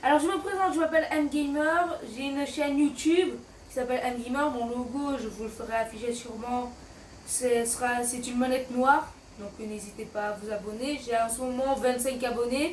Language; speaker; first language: French; native; French